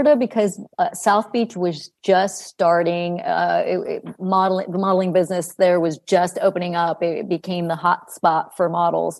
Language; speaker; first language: English; early bilingual, other home language; Greek